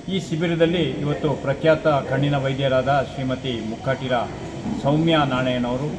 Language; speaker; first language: Kannada; non-native, local second language; Kodava